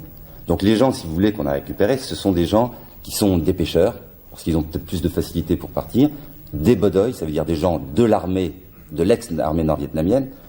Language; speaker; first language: French; native; French